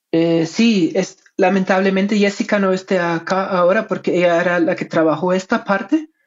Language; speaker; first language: Spanish; non-native, fluent; German